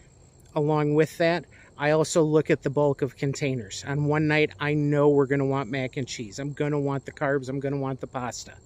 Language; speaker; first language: English; native; English